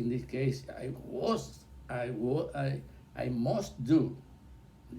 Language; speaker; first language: English; non-native, learner; Spanish